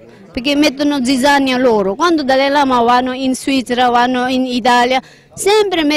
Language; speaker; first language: Italian; non-native, learner; Tibetan